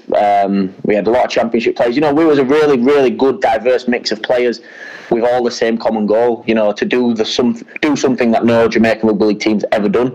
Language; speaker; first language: English; native; English